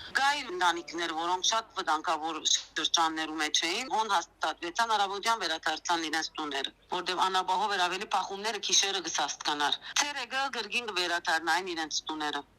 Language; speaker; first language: Armenian; early bilingual, heritage; Armenian